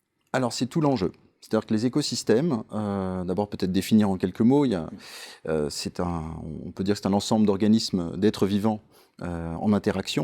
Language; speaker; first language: French; native; French